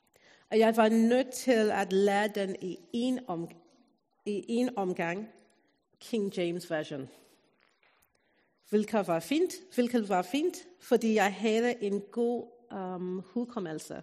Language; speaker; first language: Danish; non-native, fluent; English